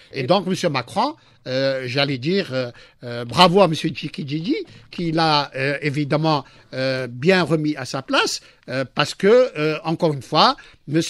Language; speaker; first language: French; non-native, local second language; Arabic